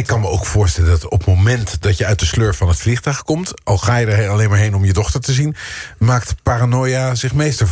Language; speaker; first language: Dutch; native; Dutch